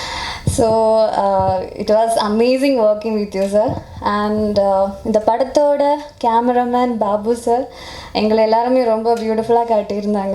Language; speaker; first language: Tamil; non-native, fluent; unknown